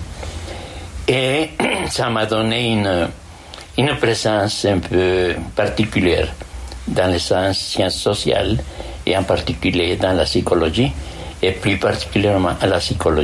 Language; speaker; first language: French; non-native, fluent; Spanish